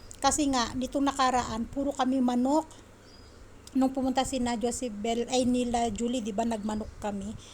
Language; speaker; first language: Filipino; native; Filipino